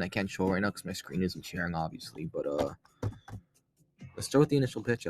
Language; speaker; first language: English; native; English